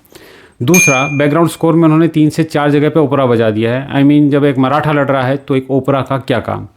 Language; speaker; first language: Hindi; native; Hindi